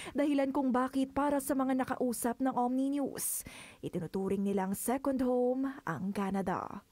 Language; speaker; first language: Filipino; native; Filipino